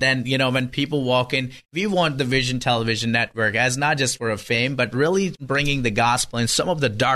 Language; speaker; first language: English; non-native, local second language; Urdu